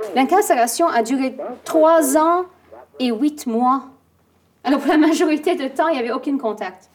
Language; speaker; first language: French; non-native, fluent; English